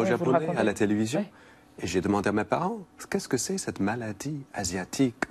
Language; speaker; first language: French; non-native, fluent; English